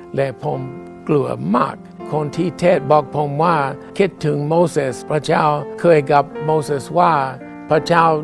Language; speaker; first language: Thai; non-native, learner; English